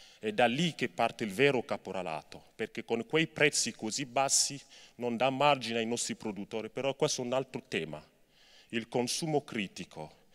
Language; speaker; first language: Italian; non-native, fluent; French